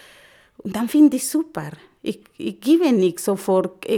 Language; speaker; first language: German; non-native, learner; Spanish